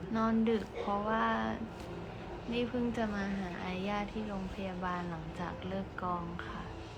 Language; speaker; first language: Thai; native; Thai